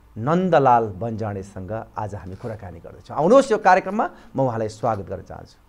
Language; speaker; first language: Nepali; native; Nepali